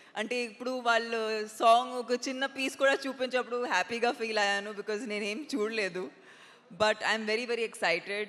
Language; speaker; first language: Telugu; non-native, local second language; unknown